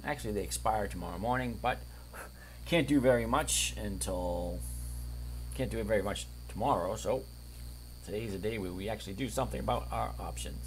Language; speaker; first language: English; native; English